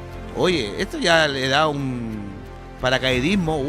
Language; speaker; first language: Spanish; native; Spanish